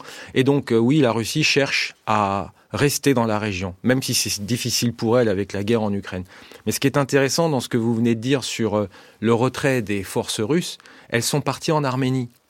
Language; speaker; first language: French; native; French